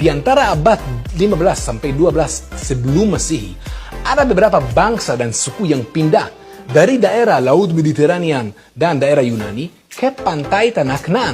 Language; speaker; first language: Indonesian; non-native, fluent; Hebrew